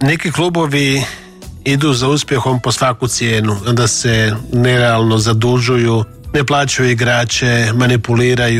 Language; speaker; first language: Croatian; native; Croatian